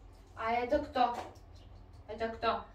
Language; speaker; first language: Russian; native; Russian